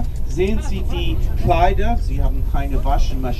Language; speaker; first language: German; non-native, learner; English